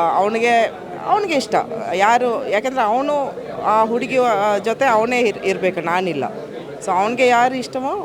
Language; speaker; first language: Kannada; non-native, fluent; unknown